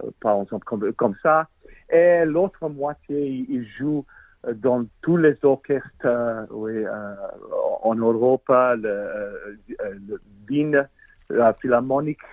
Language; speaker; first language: French; non-native, learner; English